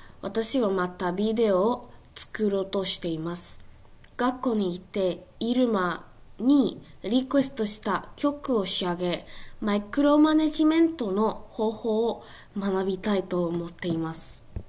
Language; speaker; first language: Japanese; non-native, learner; English